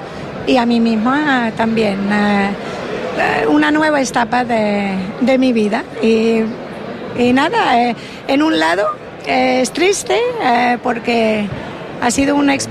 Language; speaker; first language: Spanish; non-native, fluent; English